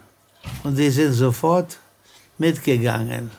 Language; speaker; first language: German; non-native, fluent; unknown